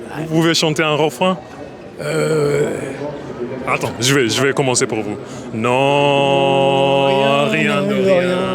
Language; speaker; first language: French; non-native, learner; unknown